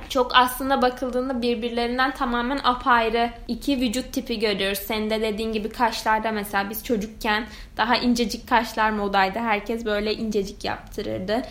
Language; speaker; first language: Turkish; native; Turkish